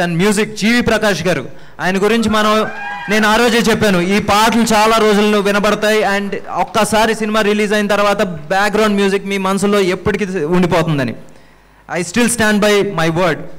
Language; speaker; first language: Telugu; native; Telugu